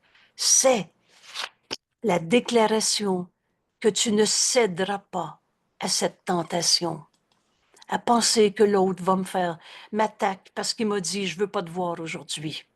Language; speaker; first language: French; native; French